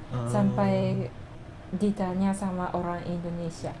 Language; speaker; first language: Indonesian; non-native, learner; Japanese